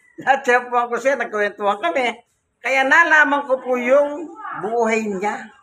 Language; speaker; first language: Filipino; non-native, local second language; Pampanga